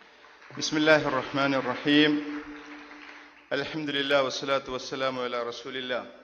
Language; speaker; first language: Arabic; non-native, fluent; Malayalam